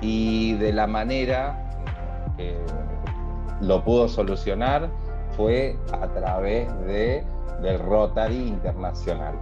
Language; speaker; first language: Spanish; native; Spanish